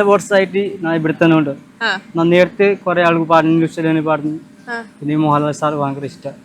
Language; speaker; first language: Malayalam; non-native, local second language; Odia